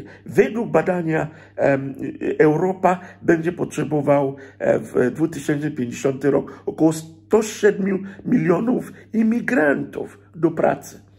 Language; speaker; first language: Polish; non-native, fluent; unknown